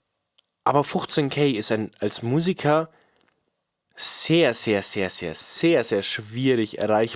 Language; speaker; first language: German; native; German